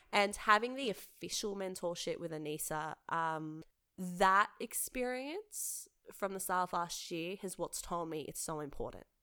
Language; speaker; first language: English; native; English